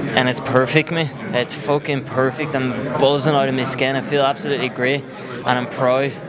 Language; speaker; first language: English; native; English